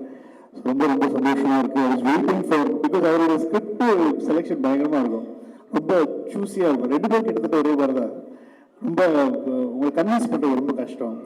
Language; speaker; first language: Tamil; native; Tamil